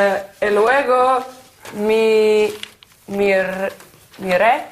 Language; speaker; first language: Spanish; non-native, learner; Russian